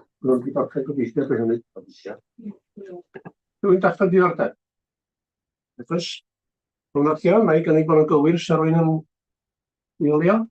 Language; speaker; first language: Welsh; native; Welsh